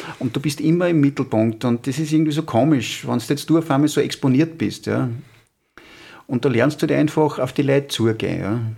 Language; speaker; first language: German; native; German